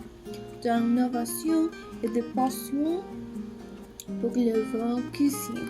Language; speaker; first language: French; non-native, learner; Spanish